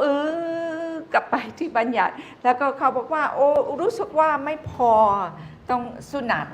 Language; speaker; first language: Thai; non-native, fluent; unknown